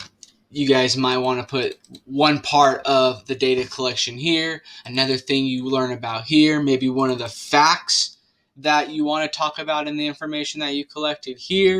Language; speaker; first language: English; native; English